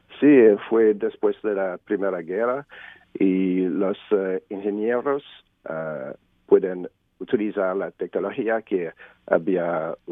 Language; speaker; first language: Spanish; non-native, learner; French